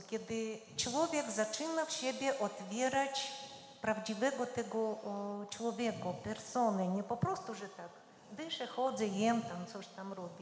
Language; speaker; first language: Polish; non-native, fluent; Georgian